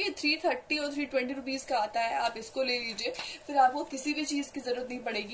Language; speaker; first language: Hindi; native; Hindi